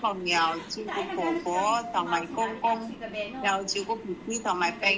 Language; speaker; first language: Cantonese; non-native, learner; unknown